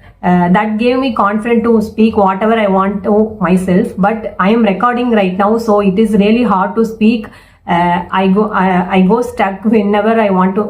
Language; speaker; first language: English; non-native, learner; Tamil